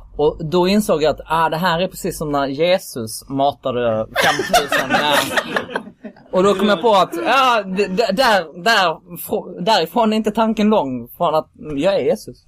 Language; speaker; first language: Swedish; early bilingual, other home language; Kurdish